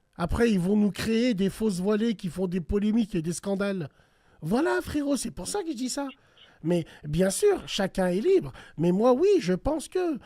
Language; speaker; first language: French; early bilingual, other home language; Arabic